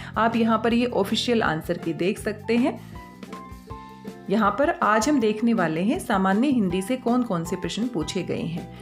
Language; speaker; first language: Hindi; native; Hindi